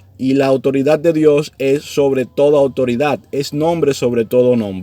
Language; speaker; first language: Spanish; native; Spanish